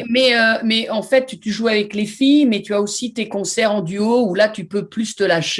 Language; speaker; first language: French; native; French